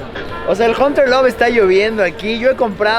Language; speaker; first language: Spanish; native; Spanish